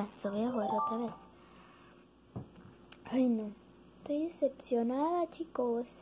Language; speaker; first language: Spanish; early bilingual, heritage; Spanish